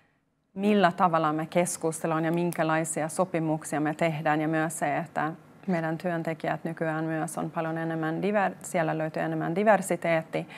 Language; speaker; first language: Finnish; non-native, local second language; Swedish